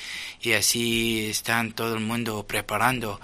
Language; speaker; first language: Spanish; non-native, fluent; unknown